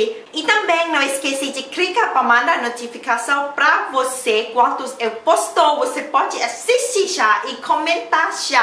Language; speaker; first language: Portuguese; non-native, learner; Thai